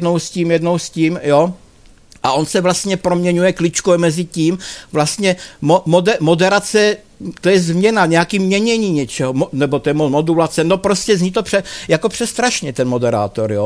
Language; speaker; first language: Czech; native; Czech